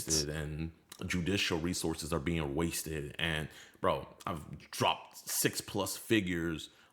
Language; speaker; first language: English; native; English